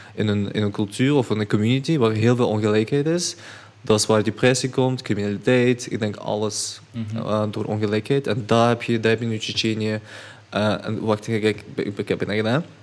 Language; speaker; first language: Dutch; early bilingual, other home language; Chechen